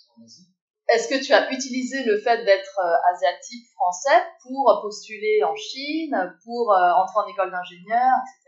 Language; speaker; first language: French; early bilingual, other home language; Cantonese